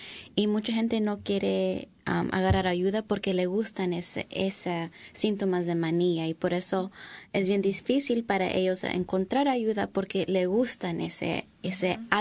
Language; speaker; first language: Spanish; early bilingual, heritage; English